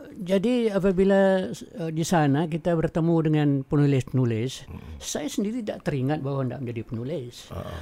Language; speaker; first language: Malay; native; Malay